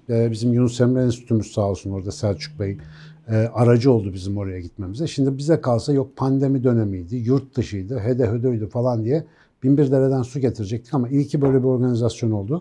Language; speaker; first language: Turkish; native; Turkish